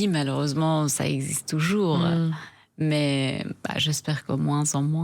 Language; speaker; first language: French; non-native, fluent; Persian